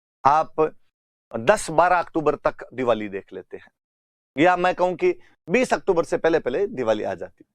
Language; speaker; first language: Hindi; native; Hindi